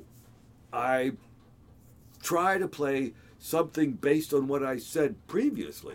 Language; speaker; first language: English; native; English